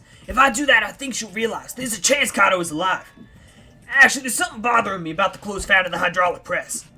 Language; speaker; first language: English; native; English